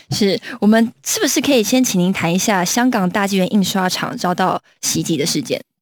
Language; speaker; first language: Chinese; native; Chinese